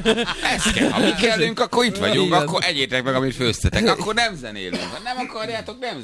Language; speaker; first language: Hungarian; native; Hungarian